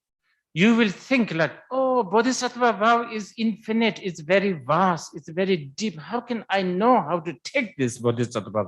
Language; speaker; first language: English; non-native, fluent; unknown